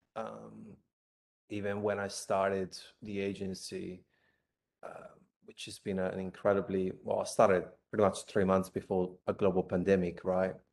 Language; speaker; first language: English; non-native, fluent; Italian